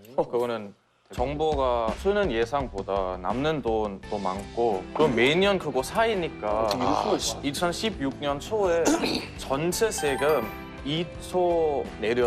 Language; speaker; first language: Korean; non-native, fluent; German